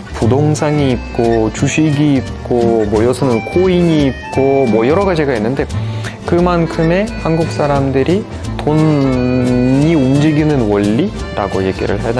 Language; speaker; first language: Korean; non-native, fluent; Russian